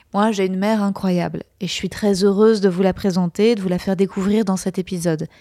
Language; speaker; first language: French; native; French